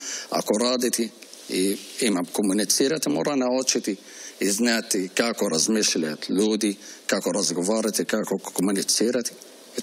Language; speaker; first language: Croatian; non-native, learner; Arabic